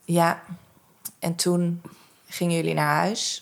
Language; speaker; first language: Dutch; native; Dutch